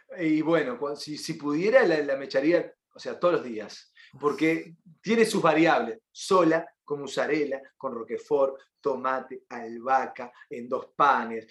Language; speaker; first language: Spanish; native; Spanish